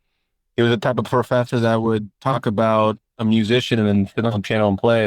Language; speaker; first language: English; native; English